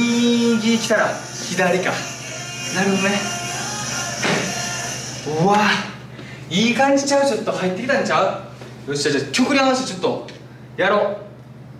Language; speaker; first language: Japanese; native; Japanese